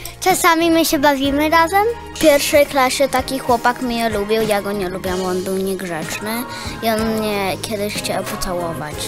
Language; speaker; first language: Polish; early bilingual, heritage; Polish